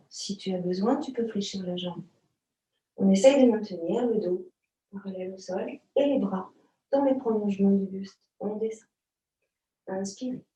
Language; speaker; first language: French; native; French